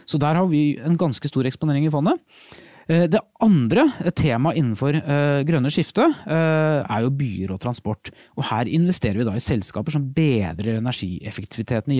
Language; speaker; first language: Norwegian; native; Norwegian